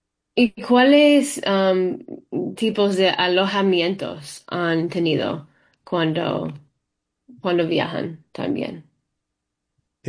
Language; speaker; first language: Spanish; early bilingual, heritage; English